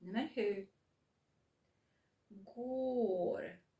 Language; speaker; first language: Swedish; non-native, fluent; Serbian